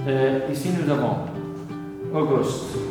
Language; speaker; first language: French; non-native, learner; Italian